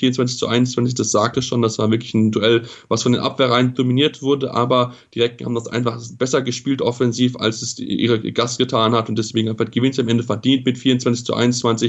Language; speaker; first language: German; native; German